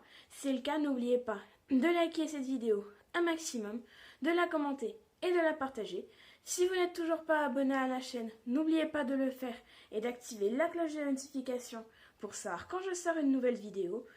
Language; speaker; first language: French; native; French